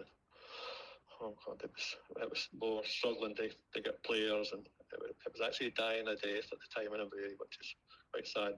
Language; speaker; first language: English; native; English